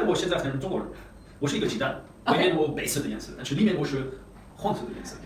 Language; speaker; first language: Chinese; non-native, fluent; French